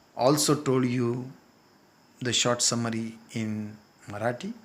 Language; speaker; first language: English; non-native, local second language; Marathi